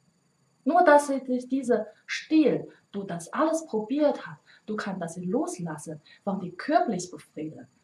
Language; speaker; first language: German; non-native, learner; Chinese